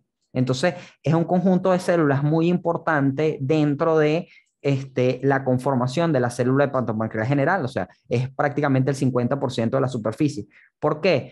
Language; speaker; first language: Spanish; native; Spanish